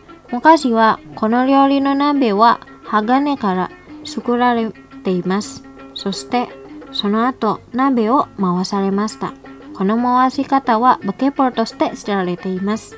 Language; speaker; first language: Japanese; non-native, fluent; Indonesian